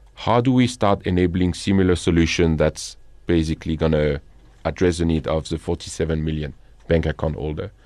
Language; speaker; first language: English; non-native, fluent; French